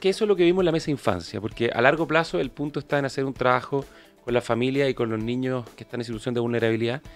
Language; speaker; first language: Spanish; native; Spanish